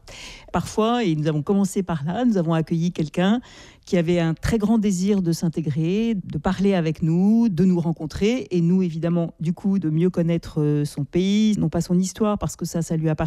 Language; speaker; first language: French; native; French